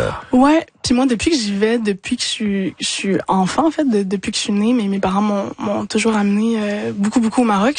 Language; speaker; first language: French; native; French